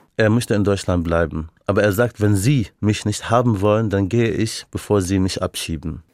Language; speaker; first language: German; non-native, fluent; Arabic